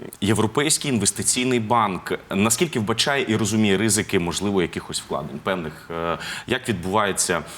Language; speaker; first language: Ukrainian; native; Ukrainian